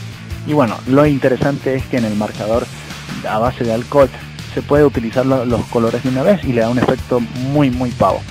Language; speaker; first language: Spanish; native; Spanish